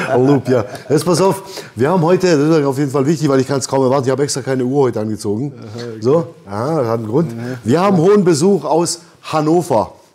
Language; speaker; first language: German; early bilingual, other home language; Albanian